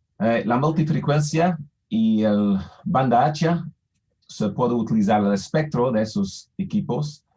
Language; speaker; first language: Spanish; non-native, fluent; English